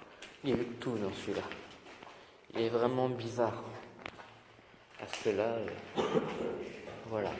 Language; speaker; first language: French; native; French